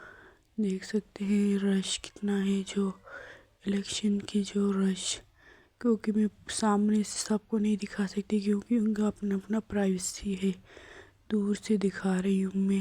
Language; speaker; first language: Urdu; non-native, local second language; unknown